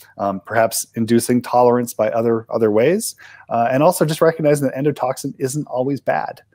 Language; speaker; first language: English; native; English